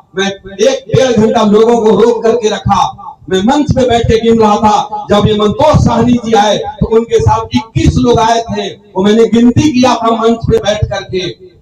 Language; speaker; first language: Hindi; native; Hindi